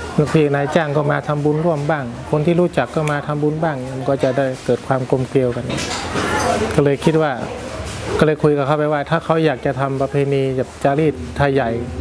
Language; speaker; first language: Thai; native; Thai